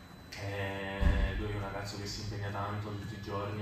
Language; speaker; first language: Italian; native; Italian